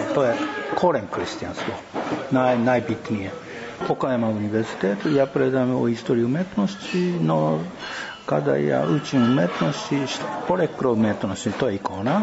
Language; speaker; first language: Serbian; non-native, learner; Japanese